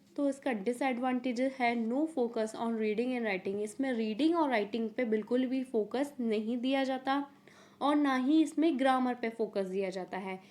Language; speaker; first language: Hindi; native; Hindi